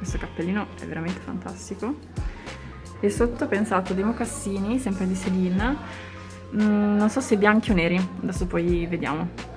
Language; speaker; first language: Italian; native; Italian